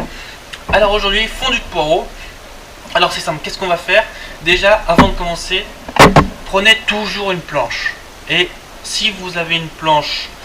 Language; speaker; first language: French; native; French